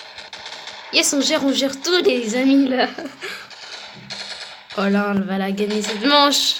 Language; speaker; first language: French; native; French